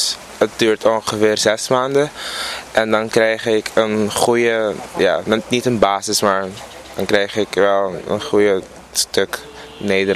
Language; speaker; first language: Dutch; non-native, local second language; Papiamento